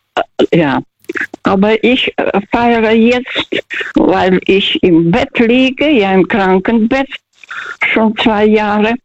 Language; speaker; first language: German; non-native, fluent; Russian